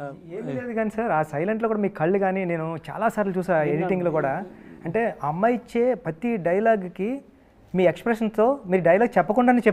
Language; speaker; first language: Telugu; native; Telugu